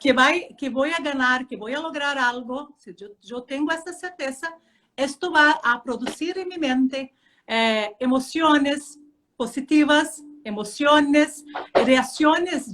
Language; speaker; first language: Spanish; non-native, fluent; Portuguese